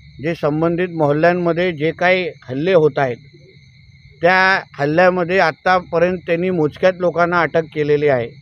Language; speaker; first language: Marathi; native; Marathi